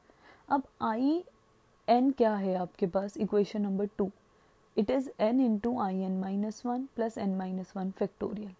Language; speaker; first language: Hindi; native; Hindi